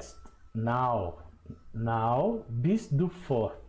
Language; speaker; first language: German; non-native, fluent; Portuguese